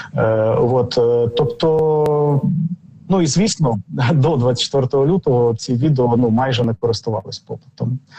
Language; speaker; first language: Ukrainian; non-native, local second language; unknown